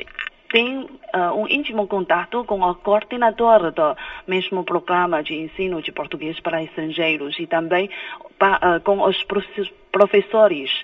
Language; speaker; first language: Portuguese; non-native, fluent; Chinese